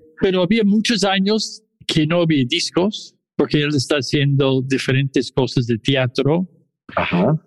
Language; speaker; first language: Spanish; non-native, fluent; English